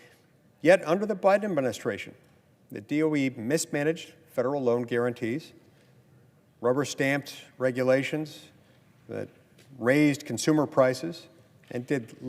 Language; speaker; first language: English; native; English